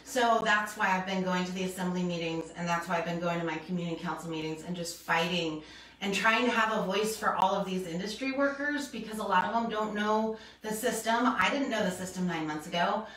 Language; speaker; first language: English; native; English